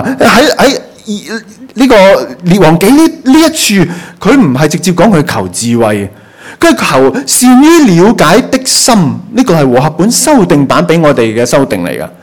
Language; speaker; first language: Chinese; non-native, local second language; Cantonese